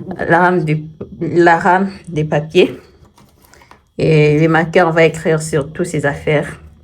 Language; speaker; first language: French; non-native, local second language; Swahili